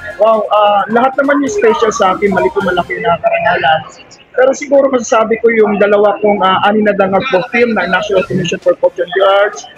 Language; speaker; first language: Filipino; non-native, local second language; Cebuano